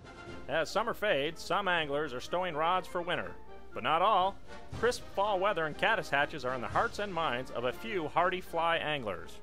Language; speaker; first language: English; native; English